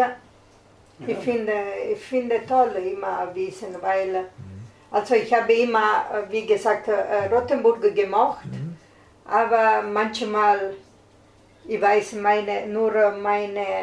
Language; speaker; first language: German; non-native, learner; Italian